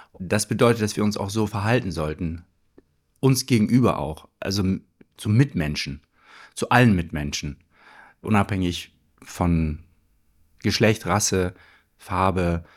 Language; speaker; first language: German; early bilingual, other home language; Turkish